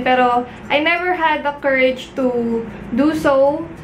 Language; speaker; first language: English; non-native, local second language; Filipino